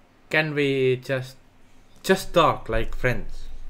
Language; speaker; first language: English; non-native, learner; Estonian